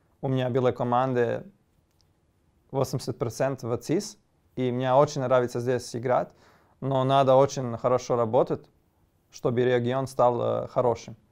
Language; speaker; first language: Russian; non-native, learner; Serbian